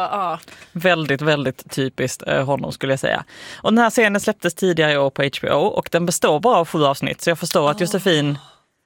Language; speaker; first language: Swedish; native; Swedish